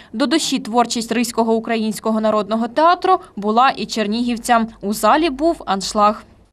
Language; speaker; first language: Ukrainian; native; Ukrainian